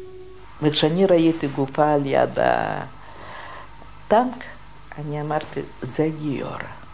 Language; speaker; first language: Hebrew; non-native, fluent; Russian